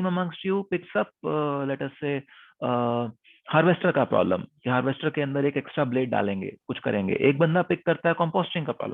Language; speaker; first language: Hindi; native; Hindi